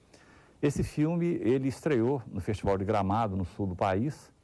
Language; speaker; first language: Portuguese; native; Portuguese